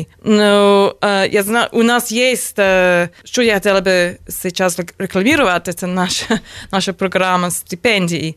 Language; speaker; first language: Russian; non-native, learner; English